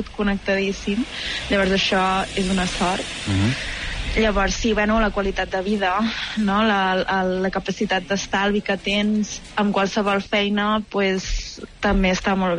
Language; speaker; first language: Catalan; native; Catalan